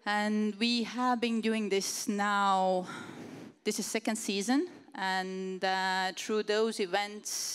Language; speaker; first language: English; non-native, fluent; Estonian